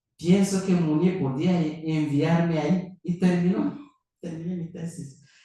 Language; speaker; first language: Spanish; non-native, fluent; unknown